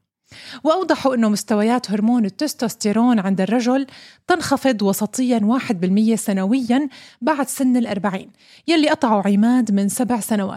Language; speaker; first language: Arabic; native; Arabic